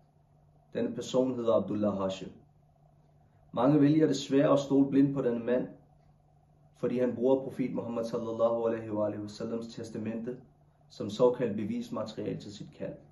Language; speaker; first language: Danish; non-native, local second language; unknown